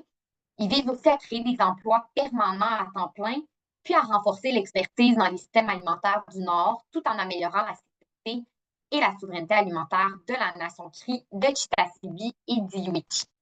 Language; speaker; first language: French; native; French